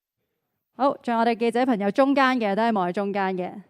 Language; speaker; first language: Cantonese; native; Cantonese